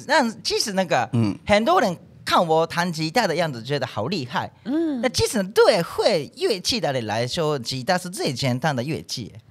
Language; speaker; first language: Chinese; non-native, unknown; Japanese